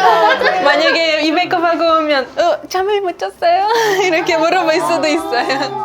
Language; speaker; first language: Korean; non-native, fluent; Ukrainian